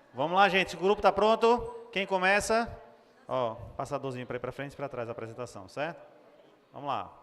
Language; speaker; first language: Portuguese; native; Portuguese